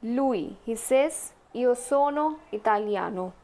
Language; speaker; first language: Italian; non-native, fluent; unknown